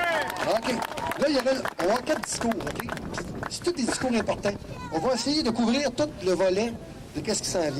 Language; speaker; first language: French; native; French